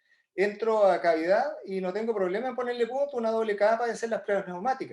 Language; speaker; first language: Spanish; native; Spanish